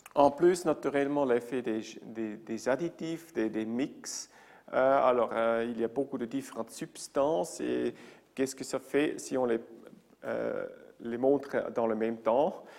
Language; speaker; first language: French; non-native, local second language; German